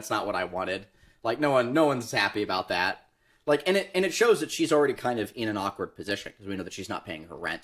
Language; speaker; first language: English; native; English